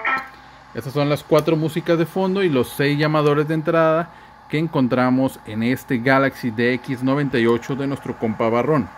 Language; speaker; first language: Spanish; native; Spanish